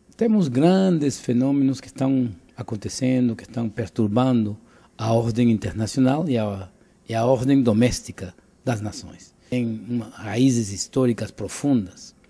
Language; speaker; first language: Portuguese; non-native, fluent; Spanish